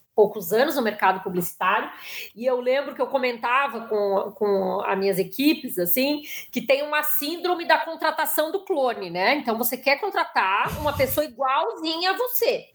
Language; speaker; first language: Portuguese; native; Portuguese